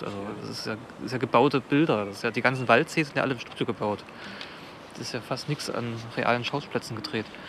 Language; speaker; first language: German; native; German